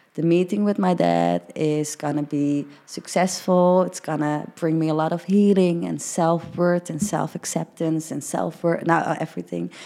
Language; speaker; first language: English; early bilingual, heritage; Dutch